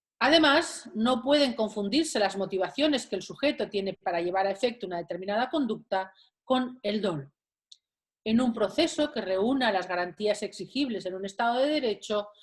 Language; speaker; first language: Spanish; native; Spanish